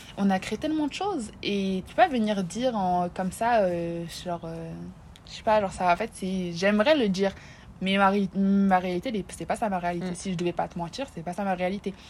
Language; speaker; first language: French; native; French